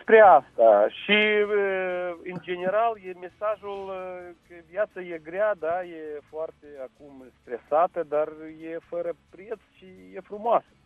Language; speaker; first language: Romanian; non-native, local second language; Russian